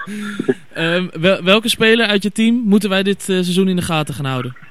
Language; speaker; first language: Dutch; native; Dutch